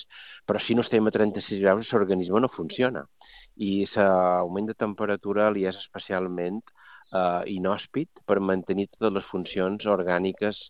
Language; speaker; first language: Catalan; native; Catalan